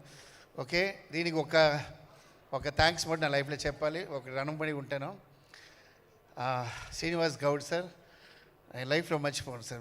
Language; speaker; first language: Telugu; non-native, fluent; Tamil